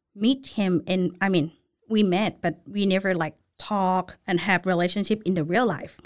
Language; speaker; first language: English; non-native, learner; Thai